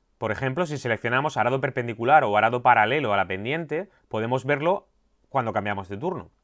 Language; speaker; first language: Spanish; native; Spanish